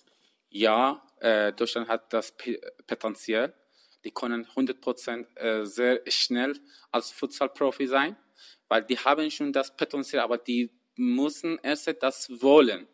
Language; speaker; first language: German; non-native, learner; Persian